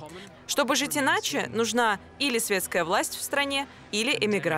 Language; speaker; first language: Russian; native; Russian